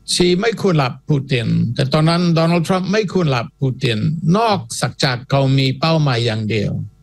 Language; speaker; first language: Thai; non-native, fluent; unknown